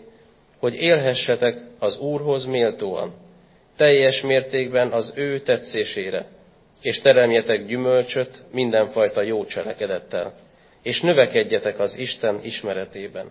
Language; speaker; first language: Hungarian; native; Hungarian